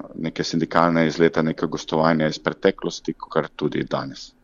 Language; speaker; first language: Slovenian; native; Slovenian